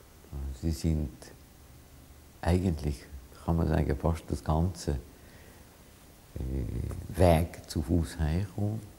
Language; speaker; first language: German; non-native, fluent; Hungarian